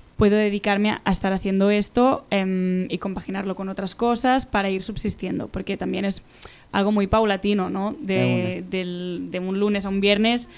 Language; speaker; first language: Spanish; native; Spanish